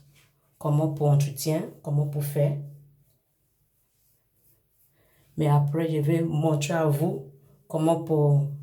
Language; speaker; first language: French; non-native, learner; English